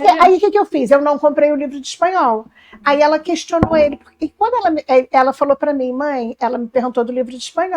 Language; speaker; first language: Portuguese; native; Portuguese